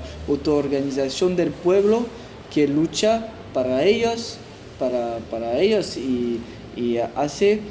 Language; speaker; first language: Spanish; non-native, fluent; French